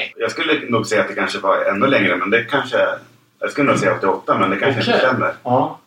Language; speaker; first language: Swedish; native; Swedish